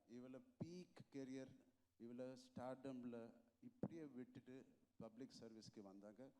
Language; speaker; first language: Tamil; non-native, local second language; Telugu